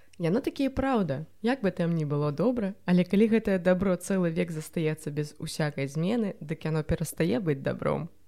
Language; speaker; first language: Belarusian; non-native, local second language; Russian